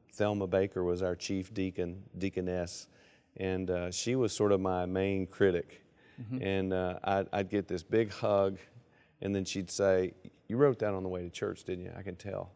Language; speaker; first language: English; native; English